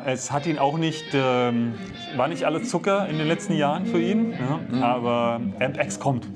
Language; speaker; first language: German; native; German